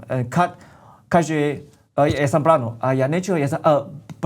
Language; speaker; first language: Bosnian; non-native, learner; Chinese